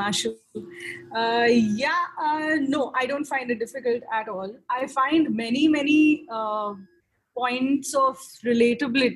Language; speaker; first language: English; non-native, local second language; Hindi